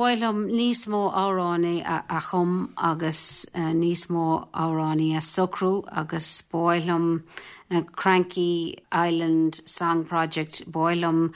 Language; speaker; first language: Irish; non-native, local second language; English